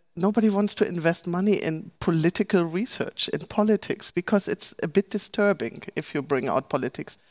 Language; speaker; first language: English; non-native, fluent; German